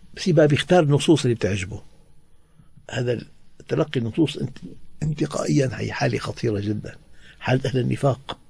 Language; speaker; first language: Arabic; native; Arabic